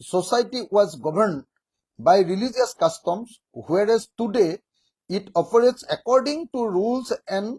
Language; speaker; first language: English; non-native, local second language; Assamese